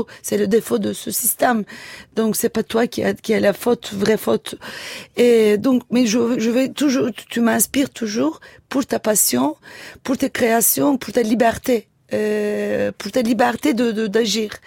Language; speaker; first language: French; non-native, fluent; Turkish